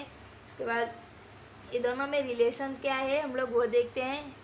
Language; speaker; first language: Hindi; native; Hindi